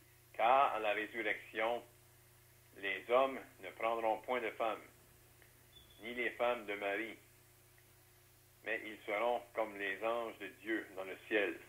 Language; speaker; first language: French; native; French